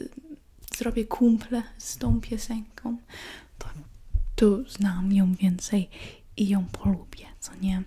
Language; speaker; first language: Polish; early bilingual, heritage; English